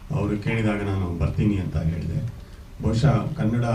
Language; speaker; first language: Kannada; native; Kannada